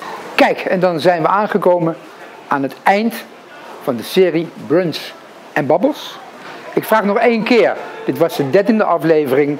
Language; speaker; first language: Dutch; native; Dutch